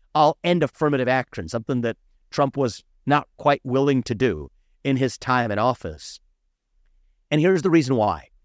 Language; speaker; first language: English; early bilingual, other home language; Hindi